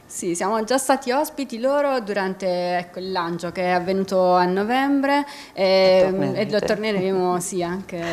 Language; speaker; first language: Italian; native; Italian